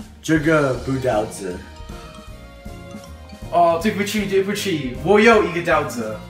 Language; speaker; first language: Chinese; non-native, learner; English